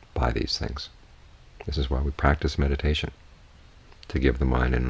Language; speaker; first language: English; native; English